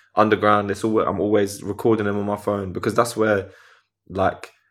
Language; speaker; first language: English; native; English